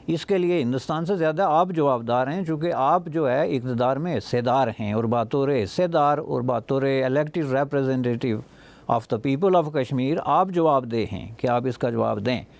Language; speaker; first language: Urdu; non-native, local second language; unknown